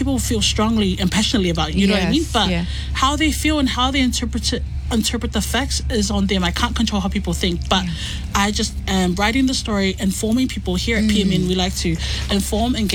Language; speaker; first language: English; native; English